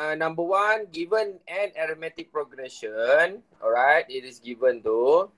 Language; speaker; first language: English; non-native, local second language; Malay